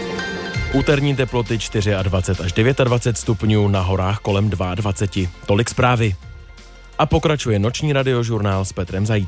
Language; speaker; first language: Czech; native; Czech